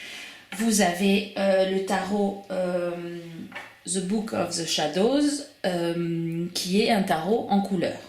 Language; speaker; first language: French; native; French